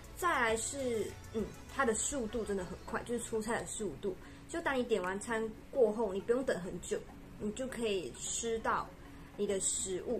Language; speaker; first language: Chinese; native; Chinese